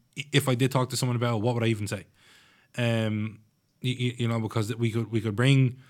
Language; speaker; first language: English; native; English